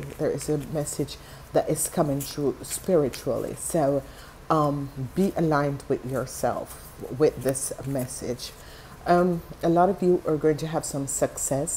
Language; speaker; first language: English; non-native, fluent; Dutch